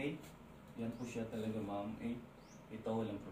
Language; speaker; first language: Filipino; native; Filipino